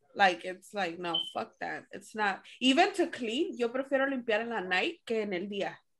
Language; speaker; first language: Spanish; early bilingual, heritage; Spanish